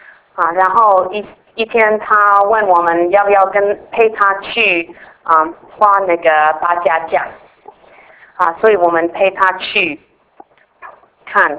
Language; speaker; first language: Chinese; non-native, fluent; English